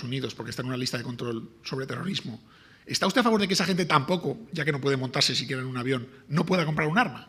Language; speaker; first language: Spanish; native; Spanish